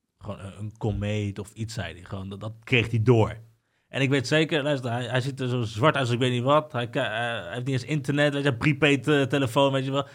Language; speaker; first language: Dutch; early bilingual, other home language; Spanish